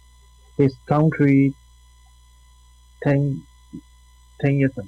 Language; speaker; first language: English; non-native, learner; Chinese